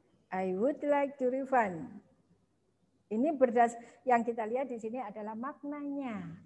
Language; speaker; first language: Indonesian; non-native, local second language; Javanese